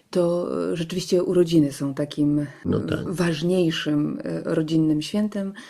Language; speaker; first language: Polish; native; Polish